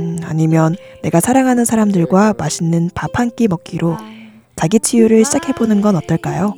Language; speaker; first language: Korean; native; Korean